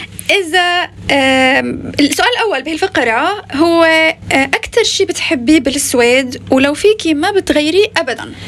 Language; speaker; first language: Arabic; native; Arabic